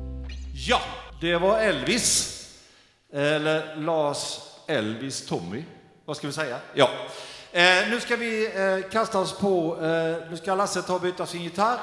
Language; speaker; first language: Swedish; native; Swedish